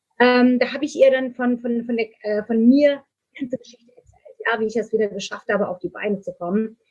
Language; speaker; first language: German; non-native, fluent; Turkish